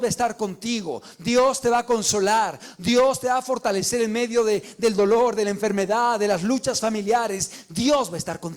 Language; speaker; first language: Spanish; native; Spanish